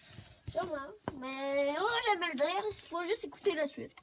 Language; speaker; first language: French; native; French